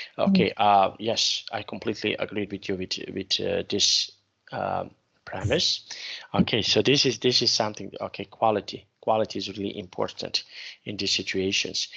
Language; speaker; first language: English; non-native, fluent; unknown